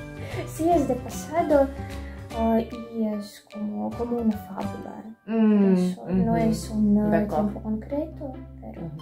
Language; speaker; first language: Spanish; non-native, fluent; Russian